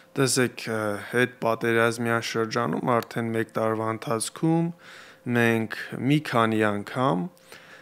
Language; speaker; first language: Armenian; native; Armenian